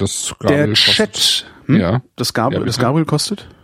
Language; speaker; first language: German; native; German